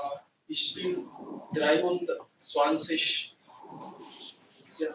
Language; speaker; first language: German; non-native, learner; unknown